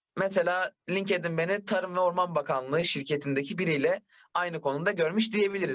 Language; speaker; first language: Turkish; native; Turkish